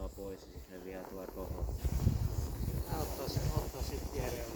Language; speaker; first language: Finnish; native; Finnish